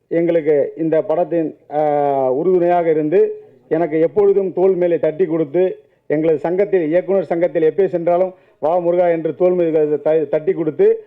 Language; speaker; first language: Tamil; native; Tamil